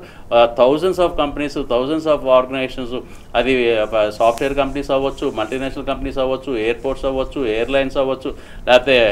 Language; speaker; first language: Telugu; native; Telugu